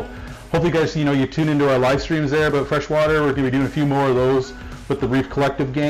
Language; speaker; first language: English; native; English